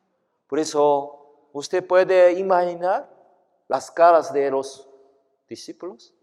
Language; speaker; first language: Spanish; non-native, fluent; Korean